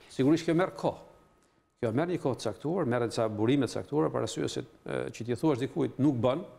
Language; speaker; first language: Albanian; native; Albanian